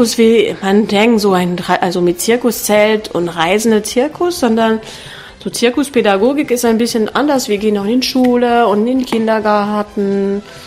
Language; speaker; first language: German; non-native, fluent; French